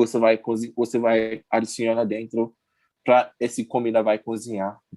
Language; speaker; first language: Portuguese; non-native, learner; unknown